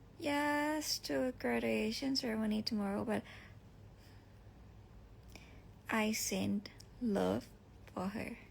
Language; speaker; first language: English; non-native, learner; Thai